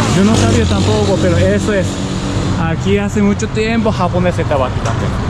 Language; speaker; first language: Spanish; non-native, learner; Japanese